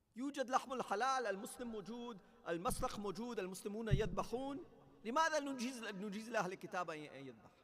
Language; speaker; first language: Arabic; non-native, fluent; English